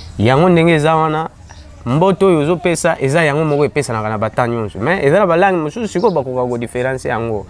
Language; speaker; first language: Lingala; non-native, local second language; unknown